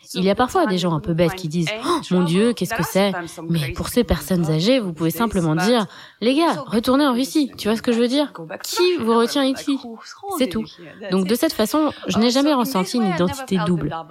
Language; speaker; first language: French; non-native, fluent; Ukrainian